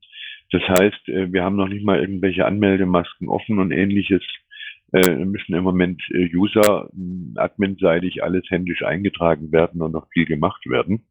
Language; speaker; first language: German; native; German